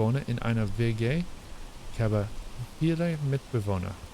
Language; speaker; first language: German; non-native, learner; English